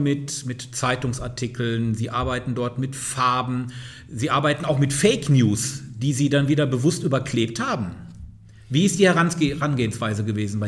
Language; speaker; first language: German; native; German